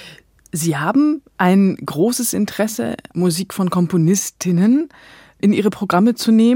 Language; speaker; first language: German; native; German